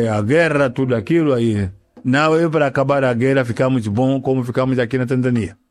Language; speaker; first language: Portuguese; non-native, local second language; Yao